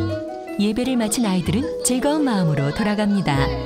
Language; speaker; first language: Korean; native; Korean